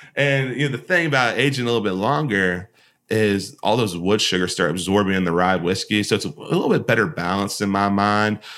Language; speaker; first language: English; native; English